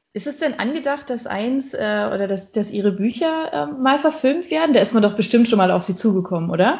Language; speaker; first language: German; native; German